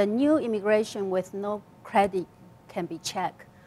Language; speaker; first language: English; non-native, learner; Chinese